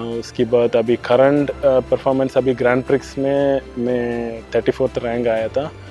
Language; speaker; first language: Hindi; non-native, local second language; Tamil